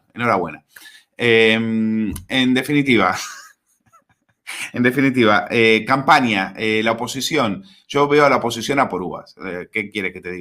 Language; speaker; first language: Spanish; native; Spanish